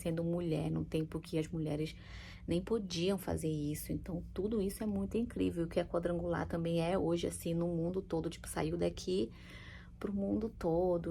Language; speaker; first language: Portuguese; native; Portuguese